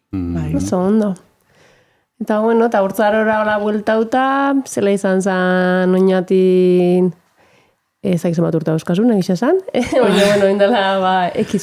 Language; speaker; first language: Basque; native; Basque